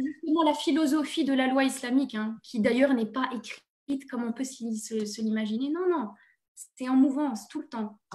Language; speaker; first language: French; native; French